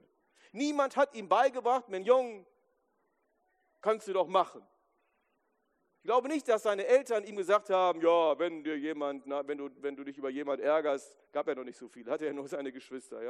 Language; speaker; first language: German; native; German